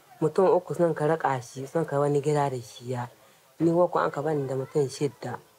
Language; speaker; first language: Hausa; native; Hausa